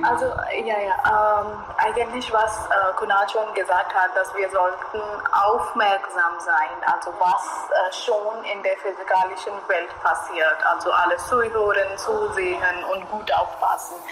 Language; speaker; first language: German; non-native, learner; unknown